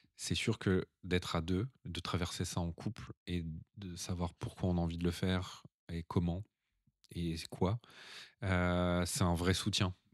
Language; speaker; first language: French; native; French